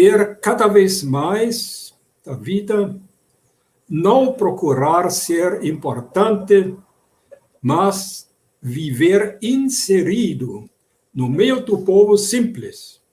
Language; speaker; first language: Portuguese; non-native, fluent; German